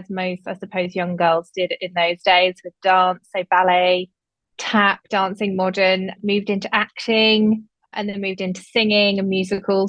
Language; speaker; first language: English; native; English